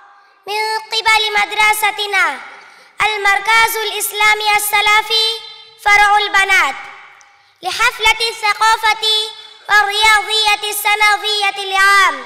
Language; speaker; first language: Arabic; non-native, learner; Bangla